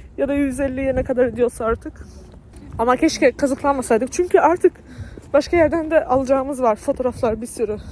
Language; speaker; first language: Turkish; non-native, fluent; Albanian